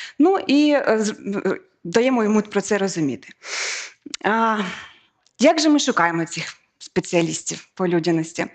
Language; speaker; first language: Ukrainian; native; Ukrainian